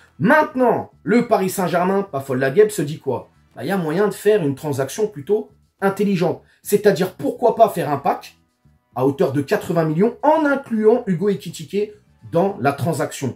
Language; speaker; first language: French; native; French